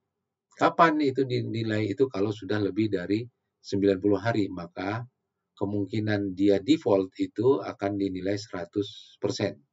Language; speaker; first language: Indonesian; native; Indonesian